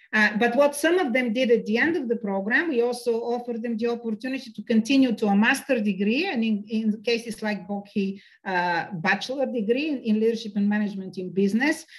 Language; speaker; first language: English; non-native, fluent; Bulgarian